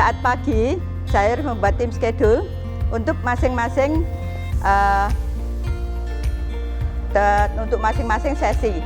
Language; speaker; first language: Indonesian; non-native, local second language; Javanese